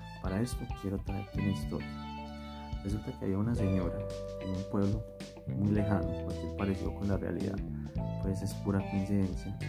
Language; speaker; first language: Spanish; native; Spanish